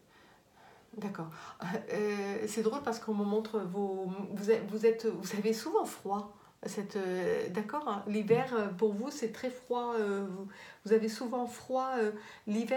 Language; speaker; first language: French; native; French